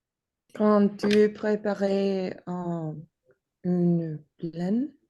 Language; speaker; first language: French; non-native, learner; Spanish